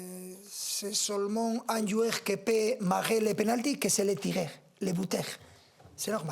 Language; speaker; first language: French; non-native, fluent; Spanish